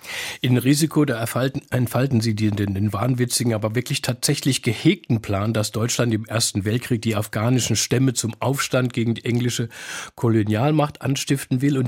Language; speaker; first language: German; native; German